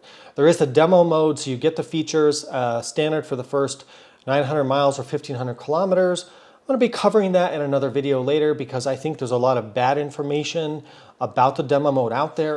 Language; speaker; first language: English; native; English